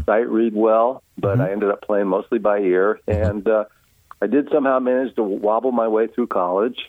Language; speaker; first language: English; native; English